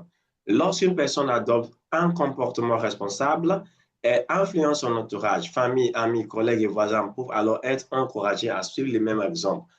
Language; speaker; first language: French; non-native, fluent; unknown